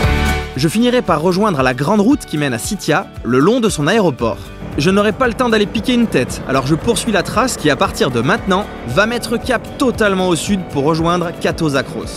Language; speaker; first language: French; native; French